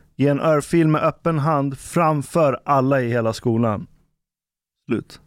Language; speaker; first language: Swedish; early bilingual, other home language; Persian